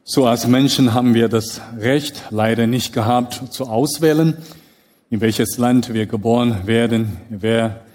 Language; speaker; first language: German; non-native, fluent; Chinese